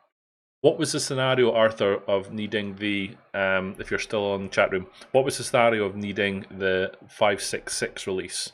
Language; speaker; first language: English; native; English